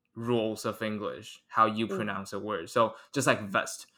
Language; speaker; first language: English; non-native, fluent; Chinese